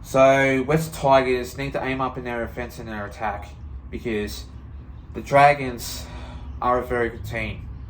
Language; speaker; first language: English; native; English